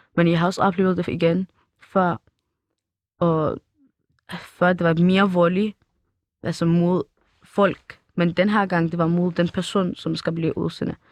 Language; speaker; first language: Danish; early bilingual, other home language; Kurdish